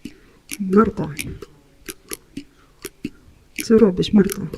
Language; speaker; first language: Polish; non-native, fluent; Ukrainian